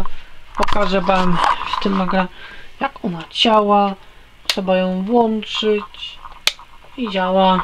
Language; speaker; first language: Polish; native; Polish